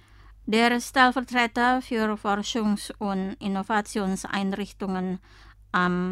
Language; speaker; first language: German; non-native, fluent; Indonesian